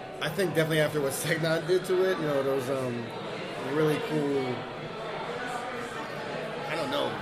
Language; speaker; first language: English; native; English